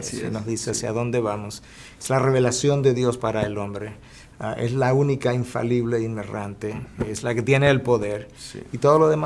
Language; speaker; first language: Spanish; native; Spanish